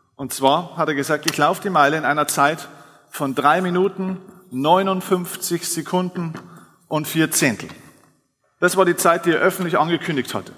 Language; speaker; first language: German; native; German